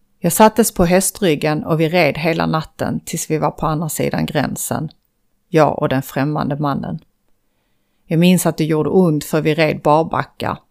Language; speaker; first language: Swedish; early bilingual, other home language; Persian